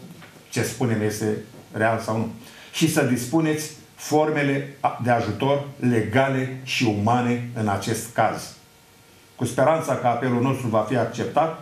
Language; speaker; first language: Romanian; native; Romanian